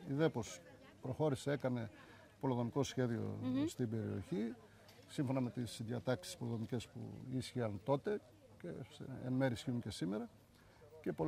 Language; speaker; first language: Greek; native; Greek